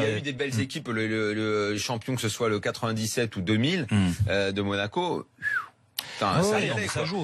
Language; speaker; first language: French; native; French